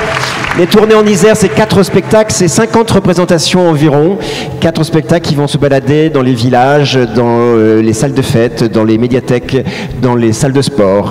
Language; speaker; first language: French; native; French